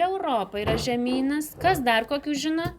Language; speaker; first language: Lithuanian; native; Lithuanian